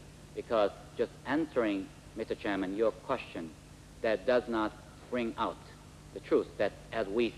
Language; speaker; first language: English; non-native, local second language; Korean